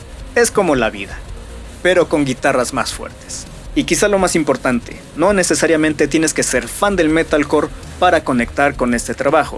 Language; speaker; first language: Spanish; native; Spanish